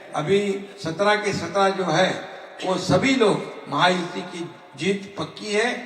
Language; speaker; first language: Hindi; non-native, local second language; Marathi